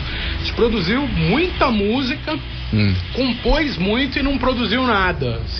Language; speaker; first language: Portuguese; native; Portuguese